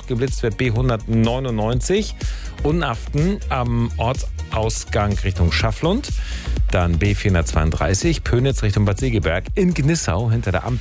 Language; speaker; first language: German; native; German